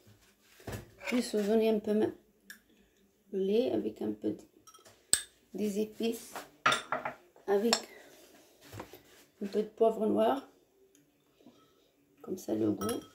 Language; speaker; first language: French; non-native, learner; Arabic